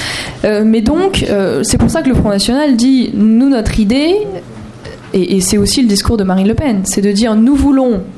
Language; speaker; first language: French; native; French